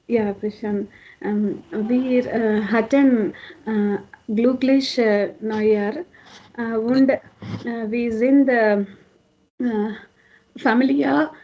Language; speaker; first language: German; non-native, learner; Tamil